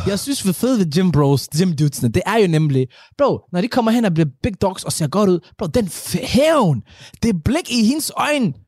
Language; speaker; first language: Danish; early bilingual, other home language; Somali